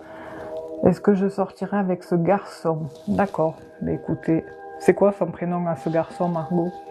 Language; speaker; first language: French; native; French